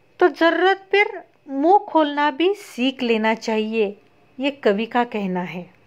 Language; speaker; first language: Hindi; non-native, local second language; Marathi